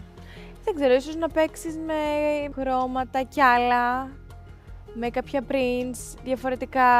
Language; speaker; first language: Greek; native; Greek